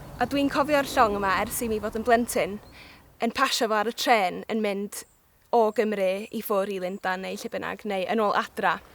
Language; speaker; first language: Welsh; native; Welsh